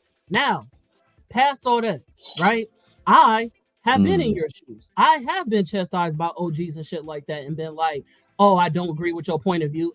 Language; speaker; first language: English; native; English